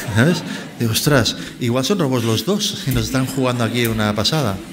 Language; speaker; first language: Spanish; native; Spanish